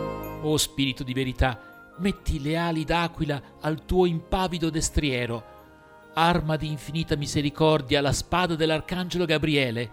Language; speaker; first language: Italian; native; Italian